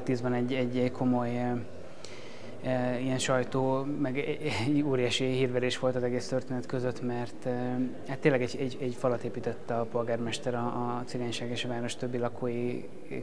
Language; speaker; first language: Hungarian; native; Hungarian